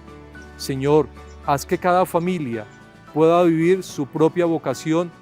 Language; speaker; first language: Spanish; native; Spanish